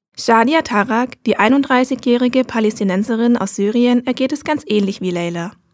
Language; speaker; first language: German; native; German